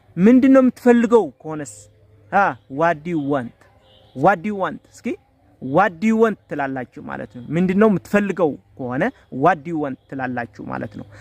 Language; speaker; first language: Amharic; non-native, local second language; Tigrinya